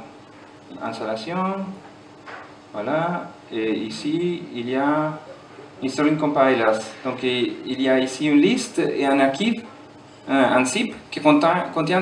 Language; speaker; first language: French; non-native, fluent; German